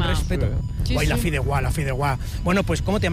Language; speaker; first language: Spanish; native; Spanish